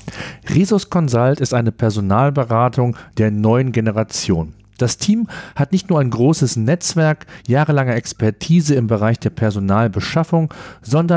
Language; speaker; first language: German; native; German